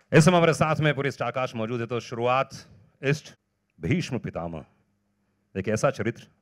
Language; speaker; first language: Hindi; native; Hindi